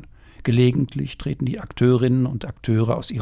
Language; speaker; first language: German; native; German